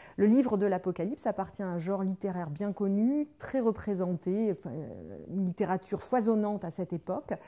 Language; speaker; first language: French; native; French